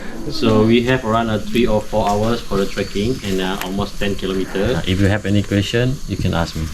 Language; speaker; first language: English; non-native, learner; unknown